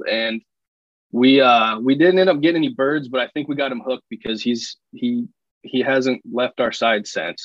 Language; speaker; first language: English; native; English